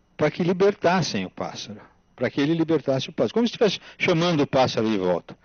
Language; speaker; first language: Portuguese; native; Portuguese